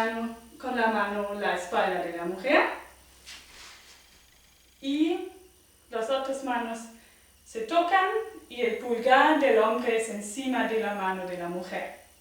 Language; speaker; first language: Spanish; non-native, fluent; German